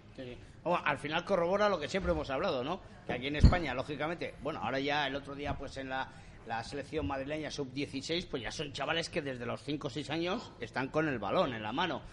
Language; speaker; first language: Spanish; native; Spanish